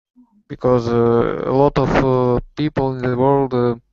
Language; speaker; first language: English; non-native, learner; Russian